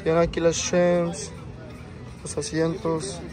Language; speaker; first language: Spanish; early bilingual, heritage; Spanish